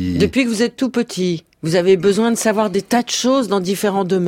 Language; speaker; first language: French; native; French